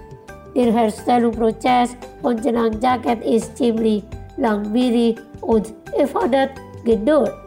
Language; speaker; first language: German; non-native, learner; Indonesian